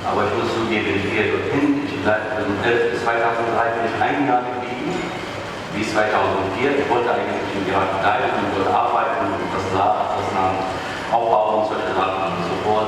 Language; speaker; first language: German; non-native, fluent; Arabic